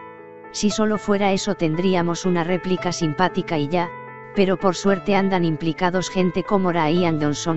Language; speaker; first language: Spanish; native; Spanish